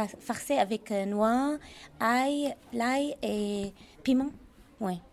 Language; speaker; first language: French; non-native, learner; Arabic